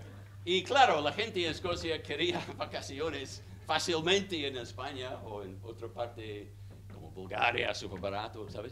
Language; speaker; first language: Spanish; non-native, fluent; English